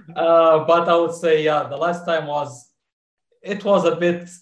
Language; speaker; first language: English; non-native, fluent; Arabic